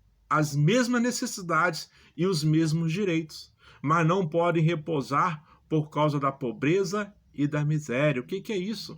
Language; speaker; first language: Portuguese; native; Portuguese